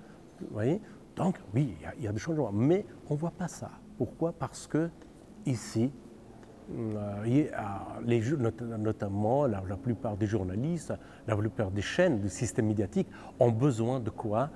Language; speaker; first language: French; non-native, fluent; Persian